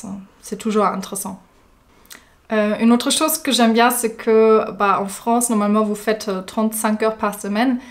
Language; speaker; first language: French; non-native, fluent; German